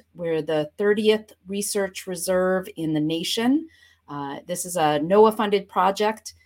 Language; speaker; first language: English; native; English